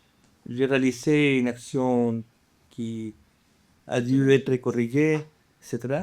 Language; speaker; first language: French; non-native, fluent; Spanish